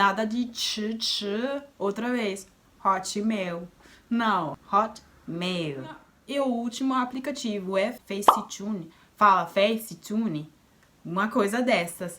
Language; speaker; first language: Portuguese; non-native, fluent; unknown